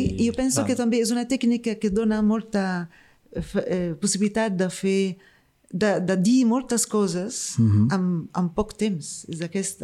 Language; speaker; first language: Catalan; non-native, fluent; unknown